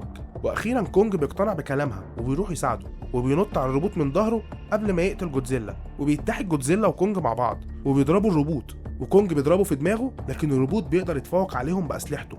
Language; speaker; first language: Arabic; native; Arabic